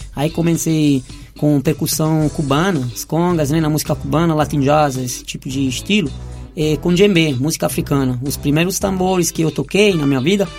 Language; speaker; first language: Portuguese; non-native, fluent; Italian